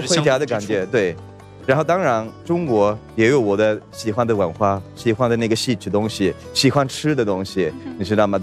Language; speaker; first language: Chinese; non-native, fluent; Swedish